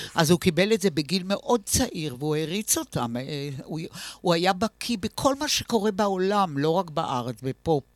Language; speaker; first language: Hebrew; native; Hebrew